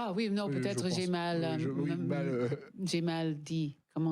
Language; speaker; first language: French; non-native, learner; English